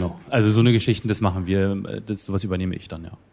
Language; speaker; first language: German; native; German